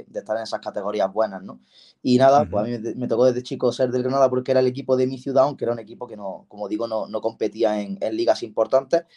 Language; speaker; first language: Spanish; native; Spanish